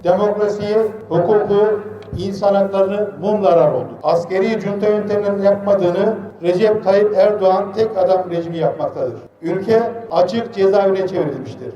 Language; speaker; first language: Turkish; native; Turkish